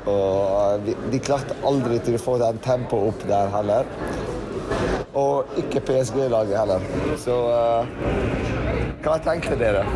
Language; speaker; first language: Norwegian; non-native, fluent; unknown